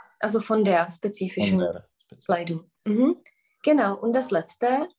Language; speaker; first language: German; non-native, fluent; Czech